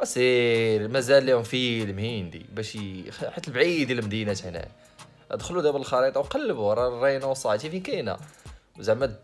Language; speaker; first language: Arabic; native; Arabic